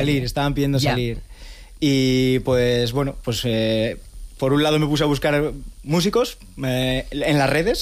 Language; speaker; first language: Spanish; native; Spanish